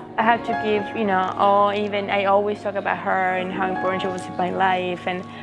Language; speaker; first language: English; non-native, fluent; Spanish